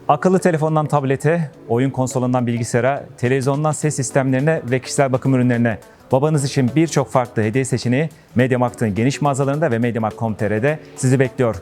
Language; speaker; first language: Turkish; native; Turkish